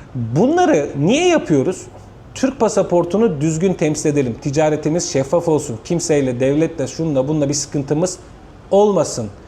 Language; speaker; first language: Turkish; native; Turkish